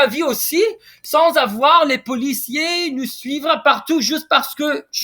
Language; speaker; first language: French; non-native, fluent; English